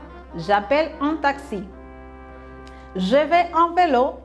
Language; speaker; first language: French; non-native, fluent; Spanish